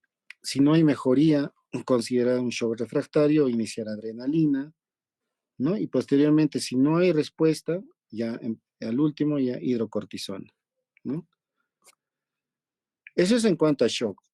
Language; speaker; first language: Spanish; native; Spanish